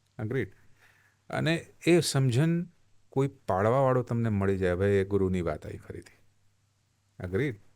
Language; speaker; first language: Gujarati; non-native, local second language; Hindi